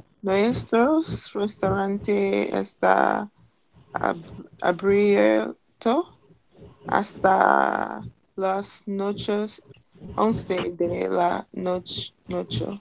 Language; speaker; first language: Spanish; non-native, learner; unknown